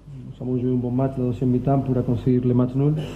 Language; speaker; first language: French; non-native, learner; Spanish